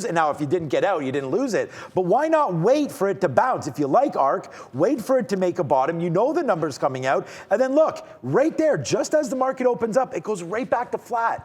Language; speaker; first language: English; native; English